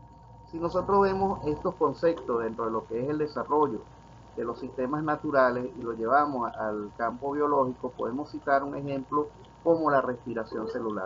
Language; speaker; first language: Spanish; native; Spanish